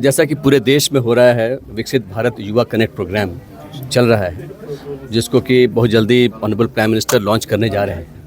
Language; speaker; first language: Hindi; native; Hindi